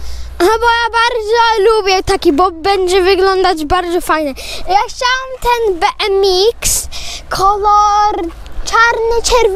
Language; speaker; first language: Polish; early bilingual, heritage; Polish